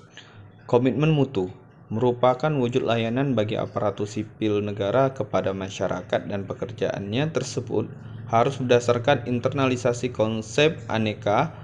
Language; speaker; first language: Indonesian; native; Indonesian